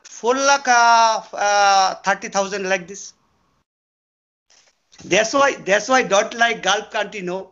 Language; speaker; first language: English; non-native, learner; Bangla